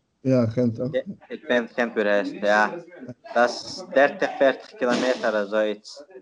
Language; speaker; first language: Dutch; non-native, learner; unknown